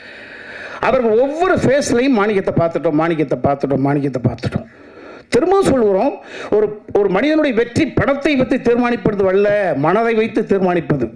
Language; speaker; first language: Tamil; native; Tamil